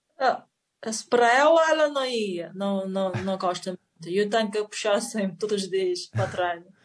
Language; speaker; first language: Portuguese; non-native, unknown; Chinese